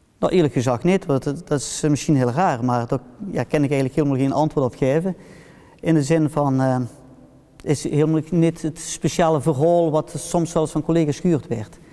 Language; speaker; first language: Dutch; early bilingual, heritage; Dutch